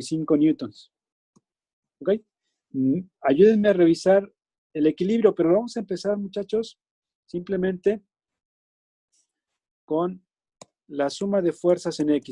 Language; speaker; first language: Spanish; native; Spanish